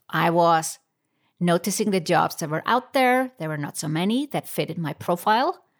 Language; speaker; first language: English; non-native, fluent; Icelandic